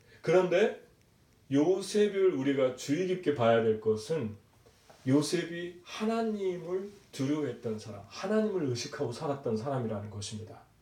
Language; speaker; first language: Korean; native; Korean